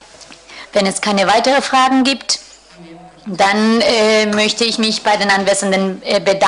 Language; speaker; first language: German; non-native, fluent; Spanish